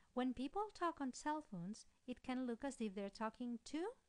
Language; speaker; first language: English; non-native, fluent; Catalan